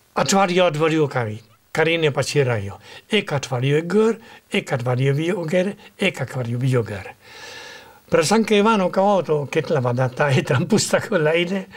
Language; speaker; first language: Gujarati; non-native, fluent; Spanish